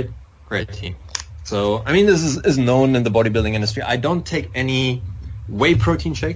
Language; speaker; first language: English; non-native, fluent; German